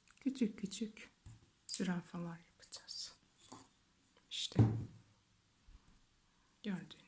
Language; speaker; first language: Turkish; native; Turkish